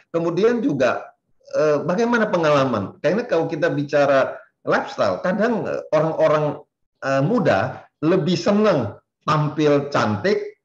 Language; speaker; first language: Indonesian; native; Indonesian